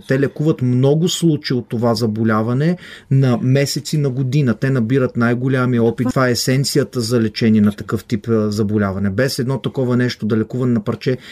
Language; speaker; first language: Bulgarian; non-native, fluent; Hebrew